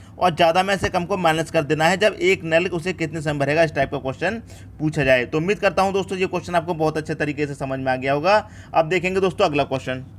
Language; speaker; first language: Hindi; native; Hindi